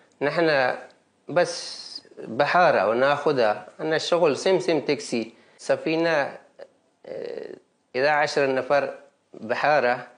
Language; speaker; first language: Arabic; non-native, learner; Baluchi